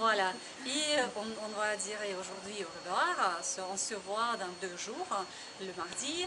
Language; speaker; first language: French; non-native, learner; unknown